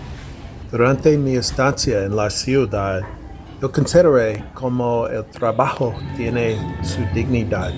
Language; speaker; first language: Spanish; non-native, learner; English